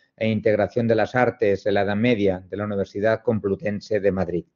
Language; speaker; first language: Spanish; non-native, local second language; Catalan